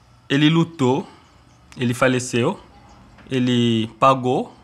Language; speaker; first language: Portuguese; non-native, fluent; French